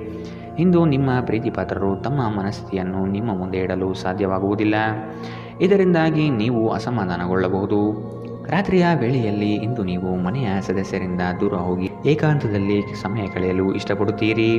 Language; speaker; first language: Kannada; native; Kannada